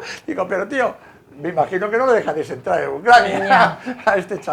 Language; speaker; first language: Spanish; native; Spanish